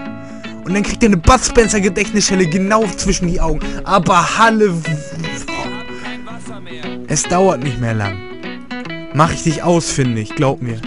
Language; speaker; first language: German; native; German